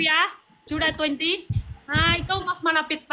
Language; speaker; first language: Filipino; non-native, learner; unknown